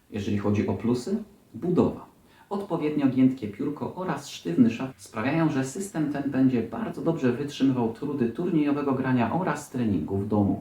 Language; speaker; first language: Polish; native; Polish